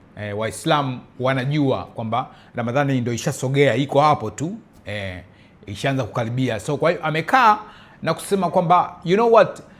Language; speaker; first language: Swahili; early bilingual, heritage; Swahili